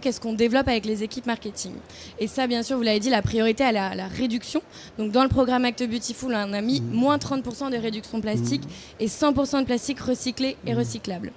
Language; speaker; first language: French; native; French